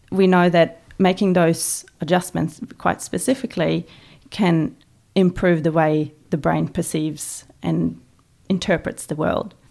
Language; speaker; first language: English; non-native, fluent; Norwegian